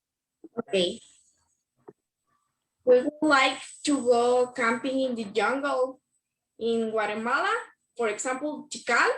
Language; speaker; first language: English; non-native, learner; Spanish